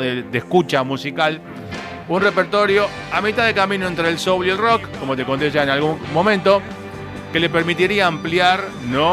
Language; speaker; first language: Spanish; native; Spanish